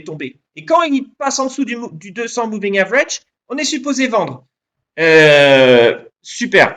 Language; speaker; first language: French; native; French